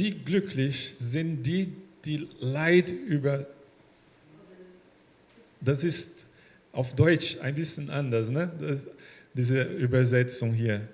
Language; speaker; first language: German; non-native, fluent; Portuguese